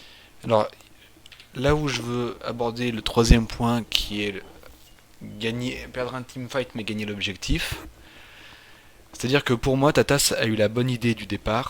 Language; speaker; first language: French; native; French